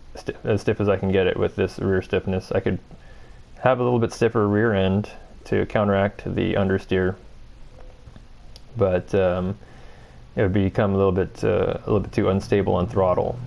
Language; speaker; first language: English; native; English